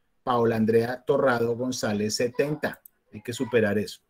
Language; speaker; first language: Spanish; native; Spanish